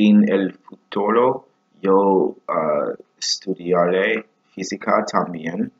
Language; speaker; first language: Spanish; non-native, learner; English